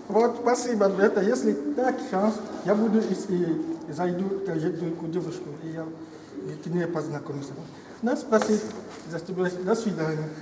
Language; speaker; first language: Russian; non-native, learner; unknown